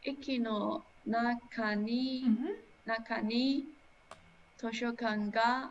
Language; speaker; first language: Japanese; non-native, learner; English